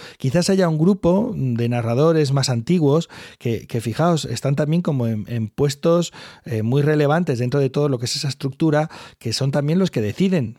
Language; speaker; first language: Spanish; native; Spanish